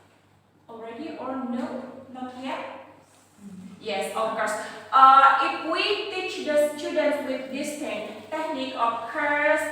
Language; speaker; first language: English; non-native, fluent; Indonesian